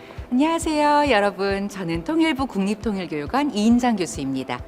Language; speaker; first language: Korean; native; Korean